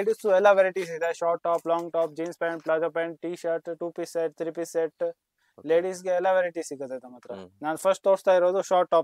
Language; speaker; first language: Kannada; non-native, local second language; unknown